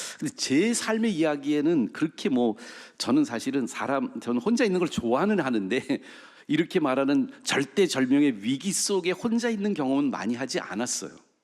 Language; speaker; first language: Korean; early bilingual, heritage; Korean